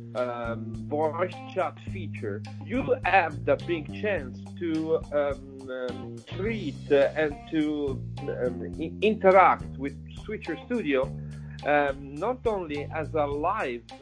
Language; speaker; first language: English; non-native, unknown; Italian